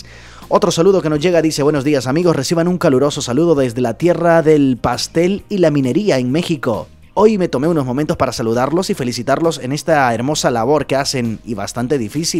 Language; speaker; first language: Spanish; native; Spanish